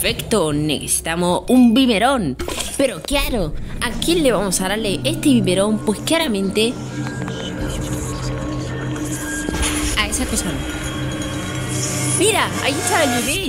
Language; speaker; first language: Spanish; native; Spanish